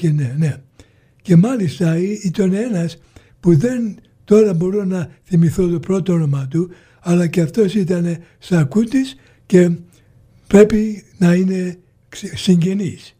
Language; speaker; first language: Greek; early bilingual, heritage; Greek